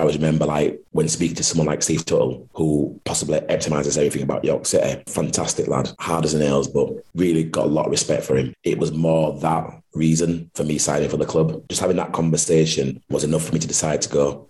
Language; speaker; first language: English; native; English